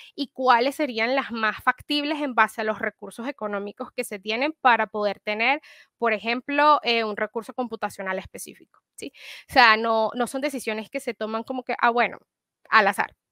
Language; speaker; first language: Spanish; native; Spanish